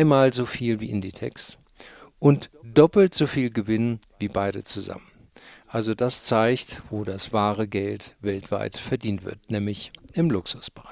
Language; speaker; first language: German; native; German